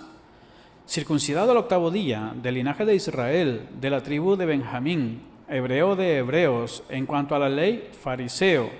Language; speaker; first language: Spanish; native; Spanish